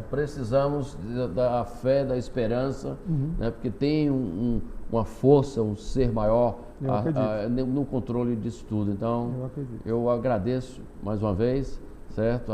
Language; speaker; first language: Portuguese; native; Portuguese